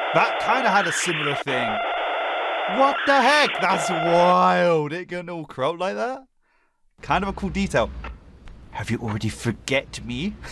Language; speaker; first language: English; native; English